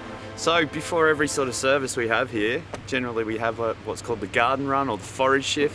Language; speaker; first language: English; native; English